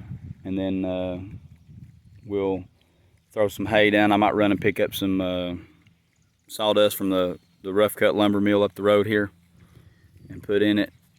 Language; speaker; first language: English; native; English